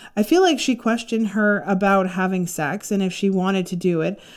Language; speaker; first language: English; native; English